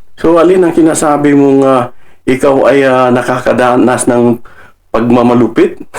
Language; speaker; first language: Filipino; non-native, local second language; Cebuano